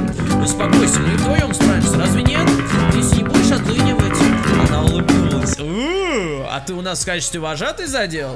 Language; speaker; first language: Russian; native; Russian